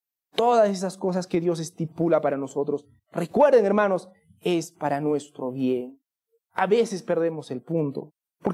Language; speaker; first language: Spanish; native; Spanish